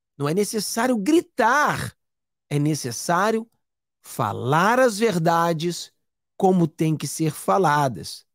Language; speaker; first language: Portuguese; native; Portuguese